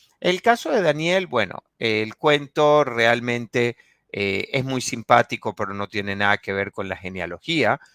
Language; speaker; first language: Spanish; native; Spanish